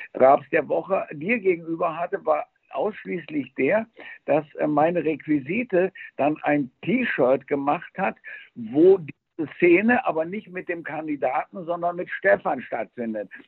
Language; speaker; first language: German; early bilingual, other home language; Spanish